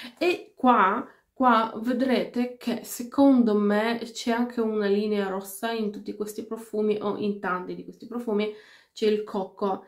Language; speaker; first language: Italian; non-native, fluent; Finnish